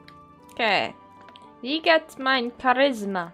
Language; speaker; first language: German; non-native, learner; English